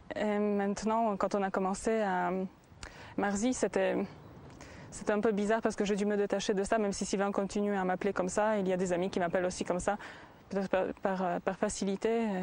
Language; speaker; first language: French; non-native, fluent; Polish